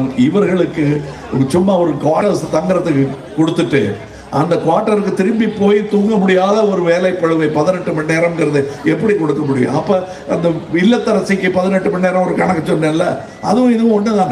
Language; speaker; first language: Tamil; native; Tamil